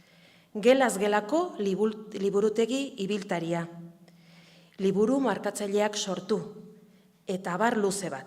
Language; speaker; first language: Basque; native; Basque